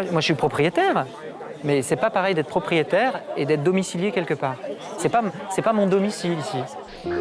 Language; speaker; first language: French; native; French